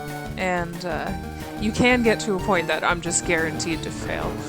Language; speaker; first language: English; native; English